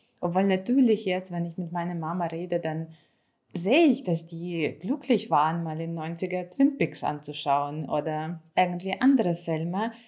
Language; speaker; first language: German; non-native, fluent; Ukrainian